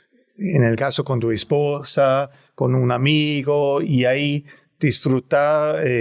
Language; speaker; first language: Spanish; non-native, fluent; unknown